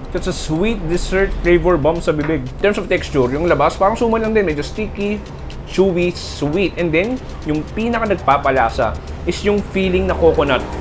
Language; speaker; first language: Filipino; native; Filipino